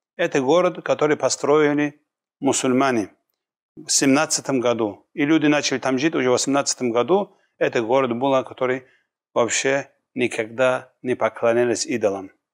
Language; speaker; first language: Russian; non-native, local second language; Kumyk